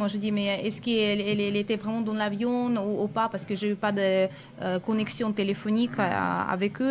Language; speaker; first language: French; non-native, fluent; Russian